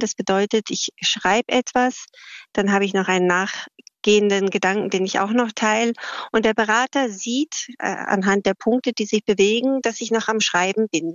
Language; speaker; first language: German; native; German